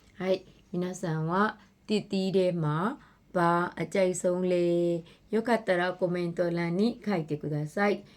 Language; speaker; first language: Japanese; non-native, fluent; Burmese